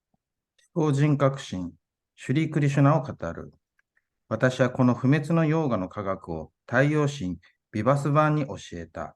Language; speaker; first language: Japanese; native; Japanese